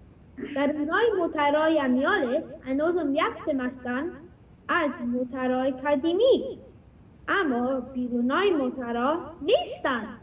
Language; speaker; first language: Persian; early bilingual, heritage; Persian